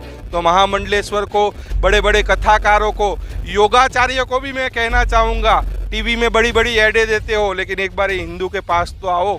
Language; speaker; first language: Hindi; native; Hindi